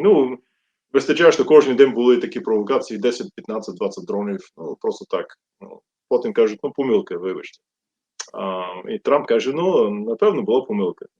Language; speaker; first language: Ukrainian; non-native, fluent; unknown